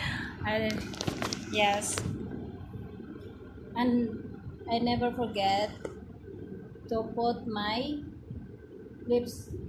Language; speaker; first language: English; non-native, learner; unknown